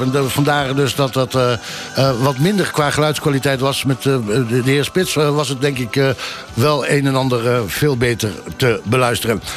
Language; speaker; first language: Dutch; native; Dutch